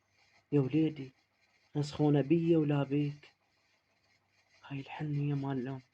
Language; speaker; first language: Arabic; native; Arabic